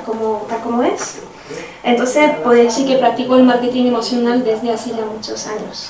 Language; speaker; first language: Spanish; non-native, fluent; French